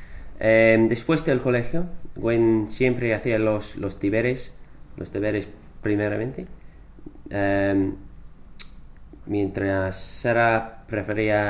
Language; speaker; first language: Spanish; non-native, fluent; English